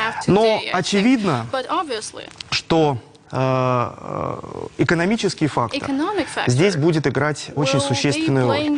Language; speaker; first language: Russian; native; Russian